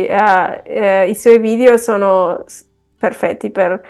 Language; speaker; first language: Italian; non-native, fluent; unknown